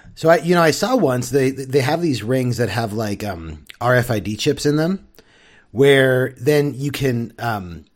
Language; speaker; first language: English; native; English